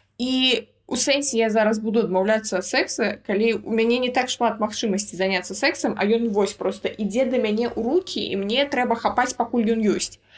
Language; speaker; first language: Belarusian; non-native, local second language; Russian